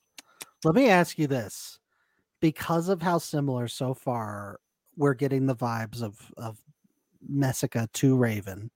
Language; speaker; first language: English; native; English